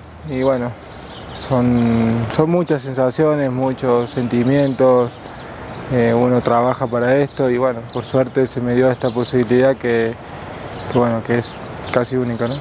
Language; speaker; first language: Spanish; native; Spanish